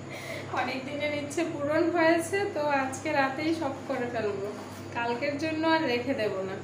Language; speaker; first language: Bangla; native; Bangla